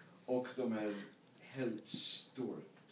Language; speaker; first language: Swedish; non-native, learner; English